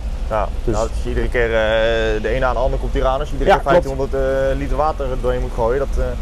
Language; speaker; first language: Dutch; native; Dutch